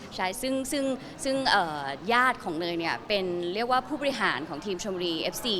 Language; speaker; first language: Thai; native; Thai